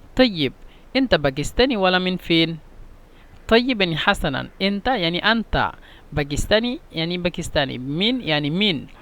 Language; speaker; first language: Egyptian Arabic; non-native, fluent; Bangla